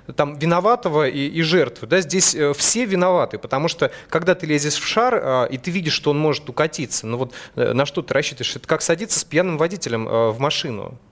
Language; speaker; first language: Russian; native; Russian